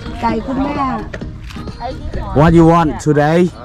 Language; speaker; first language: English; non-native, learner; Thai